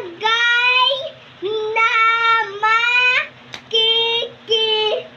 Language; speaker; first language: Filipino; non-native, local second language; Cebuano